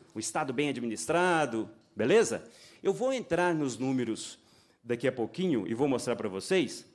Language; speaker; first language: Portuguese; native; Portuguese